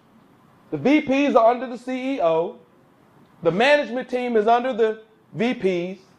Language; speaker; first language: English; native; English